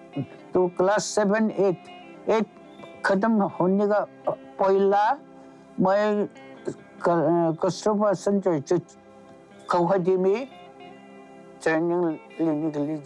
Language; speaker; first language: Hindi; non-native, local second language; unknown